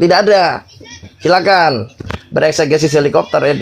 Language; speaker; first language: Indonesian; native; Indonesian